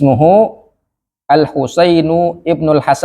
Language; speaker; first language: Arabic; non-native, fluent; Indonesian